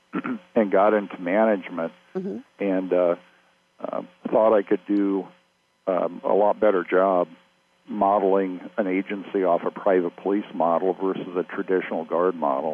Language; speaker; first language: English; native; English